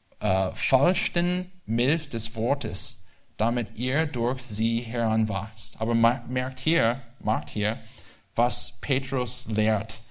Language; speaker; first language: German; non-native, learner; English